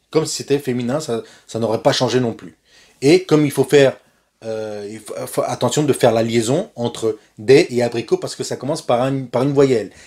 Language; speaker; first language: French; non-native, fluent; Spanish